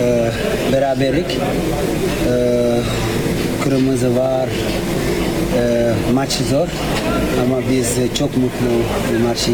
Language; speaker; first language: Turkish; non-native, learner; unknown